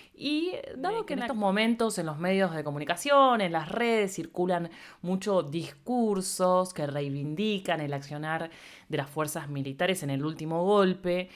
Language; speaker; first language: Spanish; native; Spanish